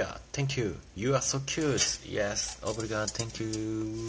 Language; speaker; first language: English; non-native, learner; Japanese